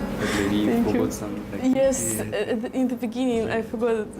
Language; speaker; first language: English; non-native, learner; Russian